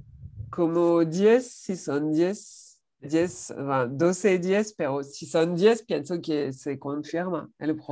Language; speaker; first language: Spanish; non-native, fluent; French